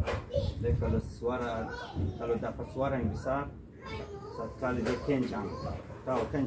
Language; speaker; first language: Indonesian; non-native, learner; Persian